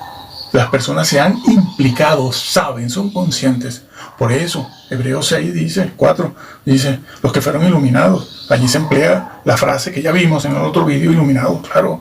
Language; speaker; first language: Spanish; native; Spanish